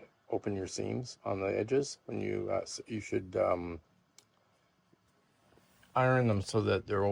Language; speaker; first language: English; native; English